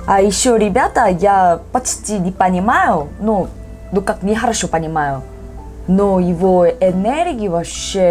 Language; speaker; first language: Russian; non-native, learner; Korean